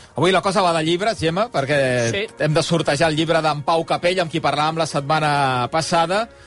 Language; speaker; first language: Catalan; native; Catalan